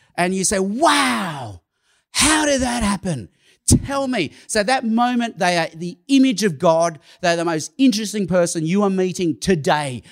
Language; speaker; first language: English; non-native, local second language; Cantonese